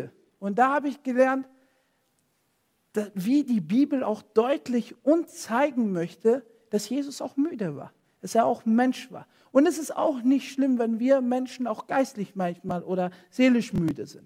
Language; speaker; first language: German; non-native, fluent; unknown